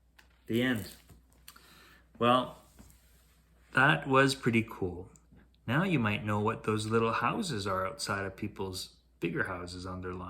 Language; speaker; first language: English; native; English